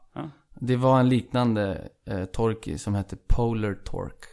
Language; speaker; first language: Swedish; early bilingual, other home language; Icelandic